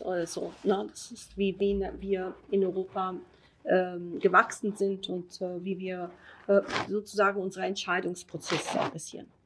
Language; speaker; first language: German; non-native, fluent; Italian